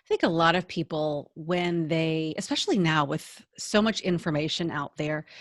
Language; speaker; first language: English; native; English